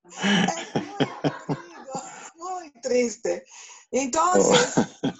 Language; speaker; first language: Spanish; non-native, learner; Portuguese